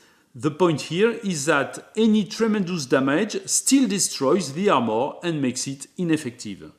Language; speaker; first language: English; non-native, fluent; French